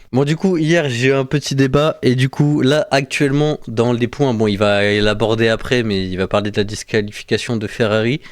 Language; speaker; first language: French; native; French